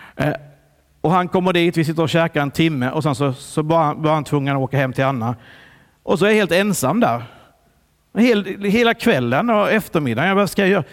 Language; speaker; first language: Swedish; early bilingual, other home language; Italian